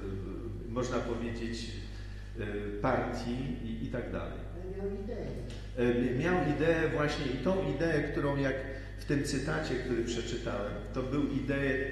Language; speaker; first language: Polish; native; Polish